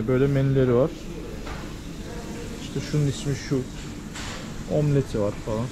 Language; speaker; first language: Turkish; native; Turkish